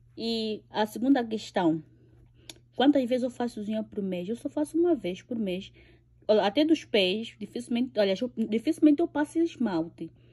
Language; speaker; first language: Portuguese; native; Portuguese